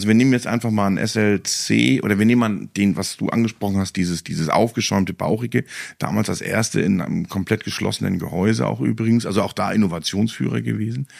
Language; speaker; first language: German; native; German